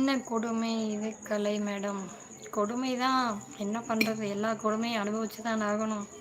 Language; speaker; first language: Tamil; non-native, local second language; Kannada